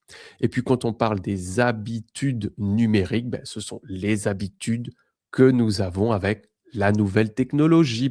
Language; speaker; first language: French; native; French